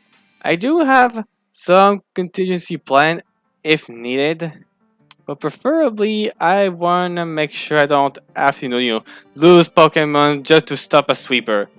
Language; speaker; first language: English; non-native, fluent; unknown